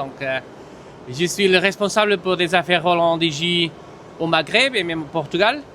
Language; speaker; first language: French; non-native, fluent; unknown